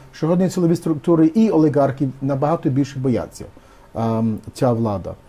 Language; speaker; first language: Ukrainian; early bilingual, heritage; Ukrainian